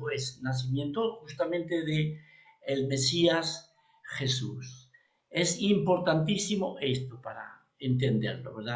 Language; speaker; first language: Spanish; native; Spanish